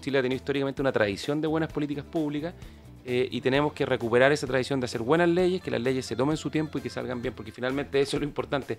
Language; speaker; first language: Spanish; native; Spanish